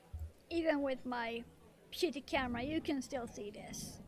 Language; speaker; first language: English; non-native, fluent; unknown